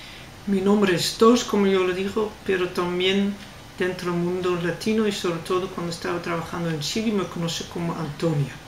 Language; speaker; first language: Spanish; non-native, fluent; Dutch